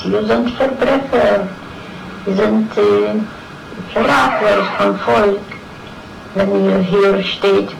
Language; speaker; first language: German; non-native, fluent; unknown